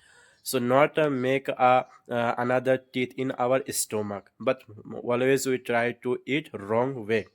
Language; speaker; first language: English; non-native, learner; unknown